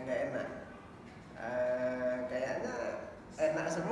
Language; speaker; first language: Indonesian; native; Indonesian